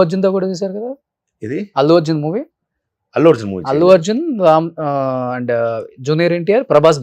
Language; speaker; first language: Telugu; native; Telugu